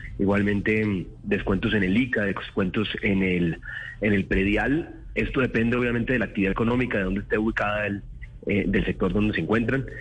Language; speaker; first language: Spanish; native; Spanish